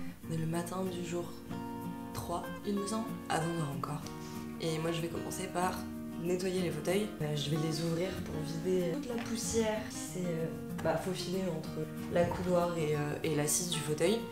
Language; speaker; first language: French; native; French